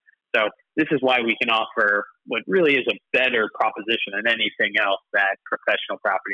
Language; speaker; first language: English; native; English